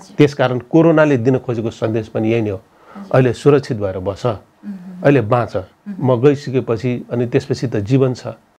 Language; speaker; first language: Nepali; non-native, local second language; Newari